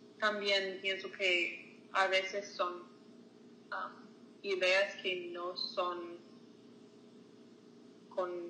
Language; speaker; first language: Spanish; non-native, learner; English